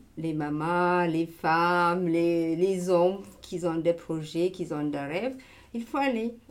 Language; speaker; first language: French; non-native, learner; Amharic